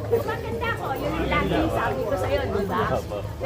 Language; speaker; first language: Filipino; native; Filipino